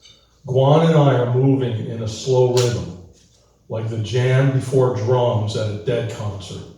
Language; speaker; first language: English; native; English